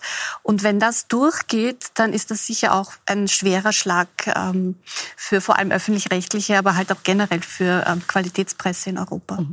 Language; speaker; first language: German; native; German